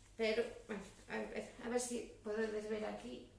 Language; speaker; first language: Spanish; non-native, local second language; Galician